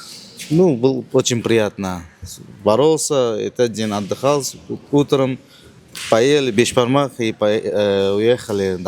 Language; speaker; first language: Russian; non-native, learner; Uzbek